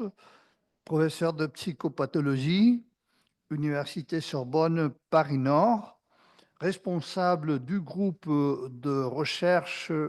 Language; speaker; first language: French; non-native, fluent; Spanish